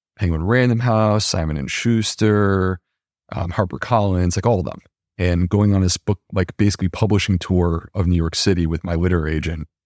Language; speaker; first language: English; native; English